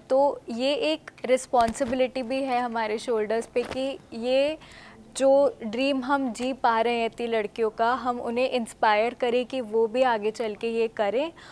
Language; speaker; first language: Hindi; native; Hindi